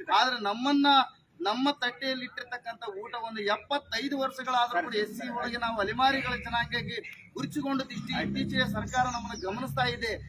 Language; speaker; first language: Kannada; non-native, local second language; Telugu